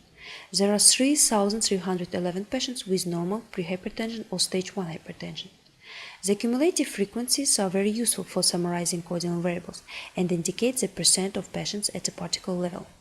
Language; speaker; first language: English; non-native, fluent; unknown